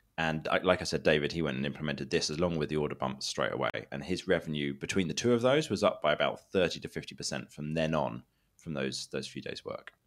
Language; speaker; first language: English; native; English